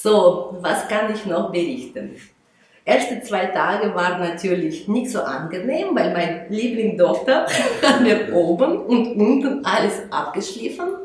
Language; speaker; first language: German; non-native, fluent; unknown